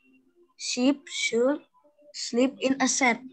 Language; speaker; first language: English; non-native, learner; Indonesian